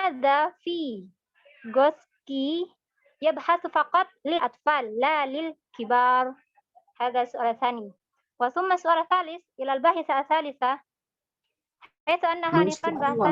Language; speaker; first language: Arabic; non-native, learner; Indonesian